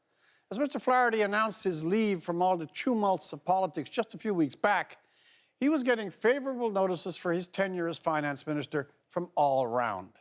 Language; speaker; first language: English; native; English